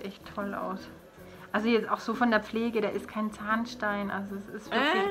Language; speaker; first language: German; native; German